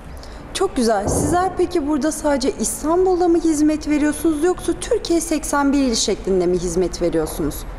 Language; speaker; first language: Turkish; native; Turkish